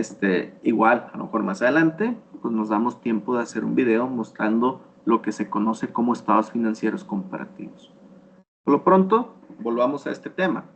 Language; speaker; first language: Spanish; native; Spanish